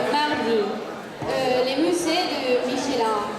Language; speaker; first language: French; non-native, learner; Spanish